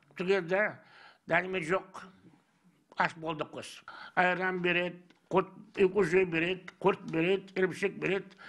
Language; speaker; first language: Kazakh; non-native, local second language; Chechen